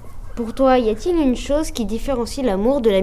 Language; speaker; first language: French; native; French